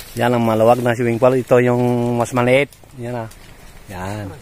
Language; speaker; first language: Filipino; non-native, local second language; Pangasinan